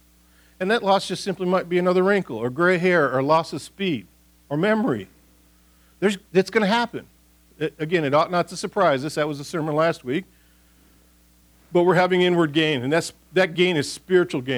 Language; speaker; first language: English; native; English